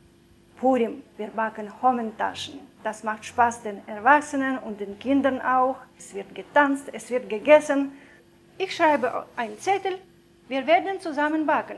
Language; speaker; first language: German; non-native, fluent; Russian